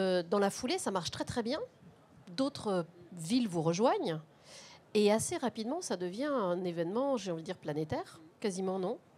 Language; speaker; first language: French; native; French